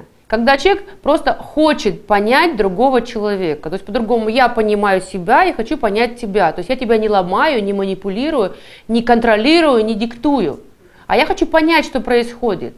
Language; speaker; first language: Russian; native; Russian